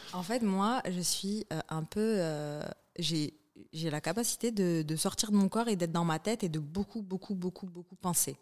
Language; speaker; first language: French; early bilingual, other home language; Arabic